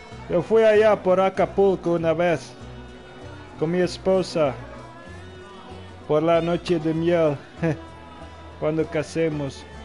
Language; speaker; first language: Spanish; non-native, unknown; Dutch